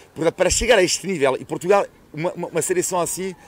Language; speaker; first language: Portuguese; non-native, fluent; French